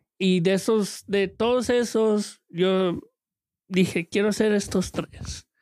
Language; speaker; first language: Spanish; early bilingual, heritage; Spanish